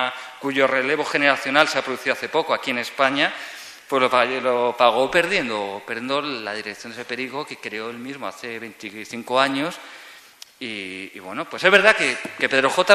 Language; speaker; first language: Spanish; native; Spanish